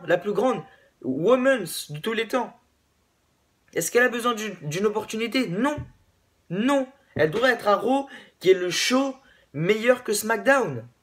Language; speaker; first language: French; native; French